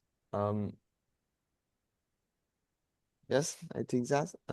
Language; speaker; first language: English; non-native, learner; Vietnamese